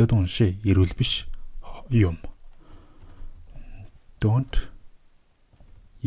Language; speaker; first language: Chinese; non-native, learner; Mongolian